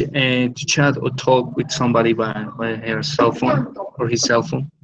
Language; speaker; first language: English; non-native, learner; Spanish